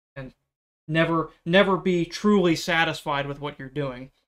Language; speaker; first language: English; native; English